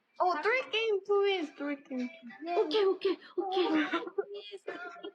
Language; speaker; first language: English; non-native, learner; Korean